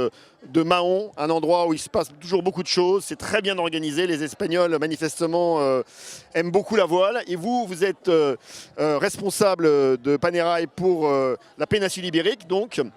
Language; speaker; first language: French; native; French